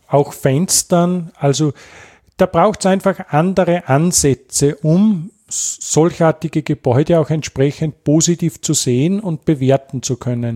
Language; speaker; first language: German; native; German